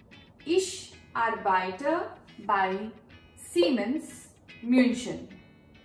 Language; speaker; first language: German; non-native, fluent; Gujarati